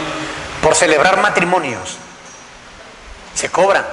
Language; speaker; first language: Spanish; native; Spanish